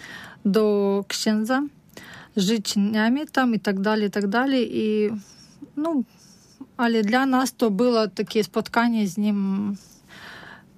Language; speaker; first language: Polish; non-native, learner; Russian